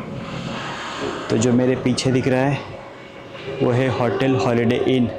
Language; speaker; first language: Hindi; non-native, local second language; Marathi